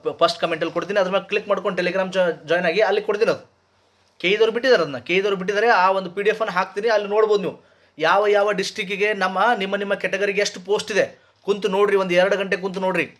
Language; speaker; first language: Kannada; native; Kannada